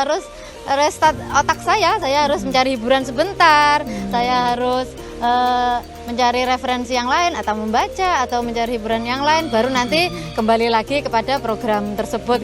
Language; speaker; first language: Indonesian; native; Indonesian